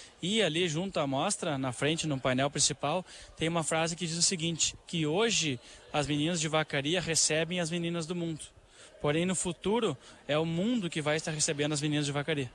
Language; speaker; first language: Portuguese; native; Portuguese